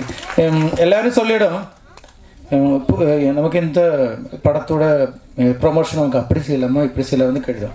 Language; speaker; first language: Tamil; non-native, local second language; Malayalam